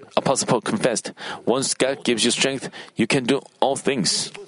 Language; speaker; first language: English; non-native, fluent; Korean